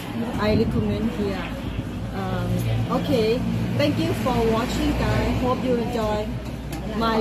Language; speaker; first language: English; non-native, learner; Thai